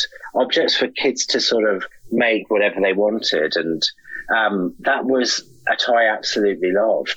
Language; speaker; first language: English; native; English